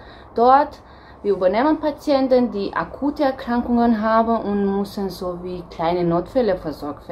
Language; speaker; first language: German; non-native, fluent; Romanian